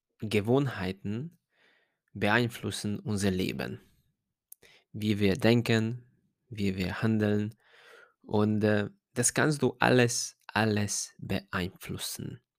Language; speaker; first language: German; non-native, fluent; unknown